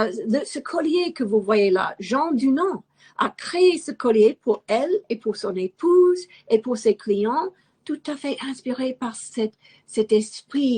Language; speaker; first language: French; non-native, fluent; English